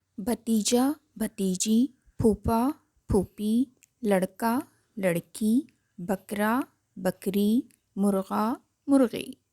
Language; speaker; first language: Urdu; native; Urdu